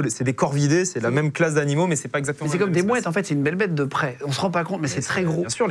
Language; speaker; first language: French; native; French